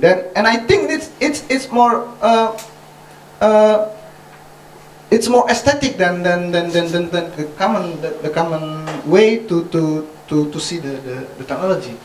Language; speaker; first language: English; non-native, fluent; Indonesian